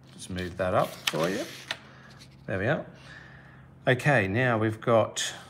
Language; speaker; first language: English; native; English